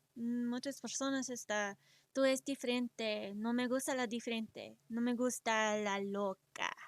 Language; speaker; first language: Spanish; early bilingual, other home language; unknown